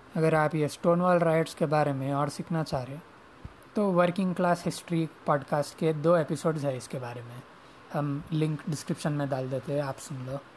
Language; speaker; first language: Urdu; native; Urdu